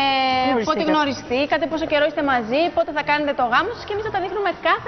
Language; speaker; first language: Greek; native; Greek